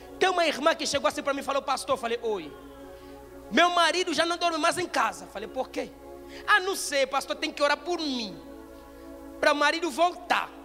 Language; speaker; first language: Portuguese; non-native, fluent; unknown